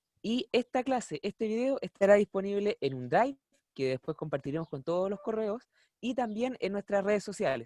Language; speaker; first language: Spanish; native; Spanish